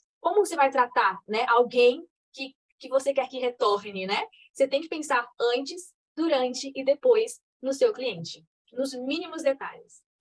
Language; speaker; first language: Portuguese; native; Portuguese